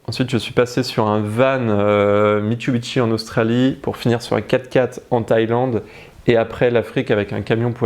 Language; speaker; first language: French; native; French